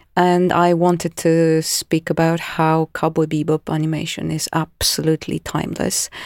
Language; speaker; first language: English; non-native, fluent; Russian